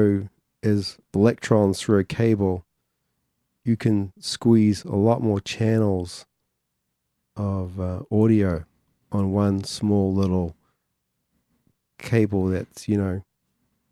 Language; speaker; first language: English; native; English